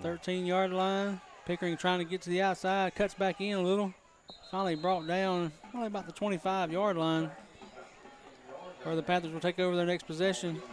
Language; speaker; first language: English; native; English